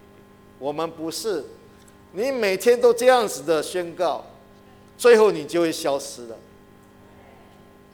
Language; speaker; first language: Chinese; native; Chinese